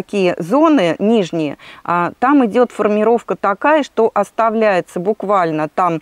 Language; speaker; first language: Russian; native; Russian